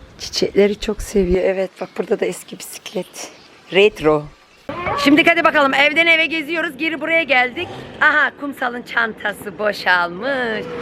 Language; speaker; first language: Turkish; native; Turkish